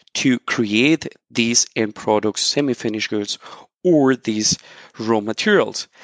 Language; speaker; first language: English; non-native, fluent; Spanish